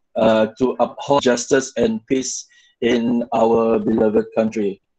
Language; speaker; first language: English; non-native, local second language; Malay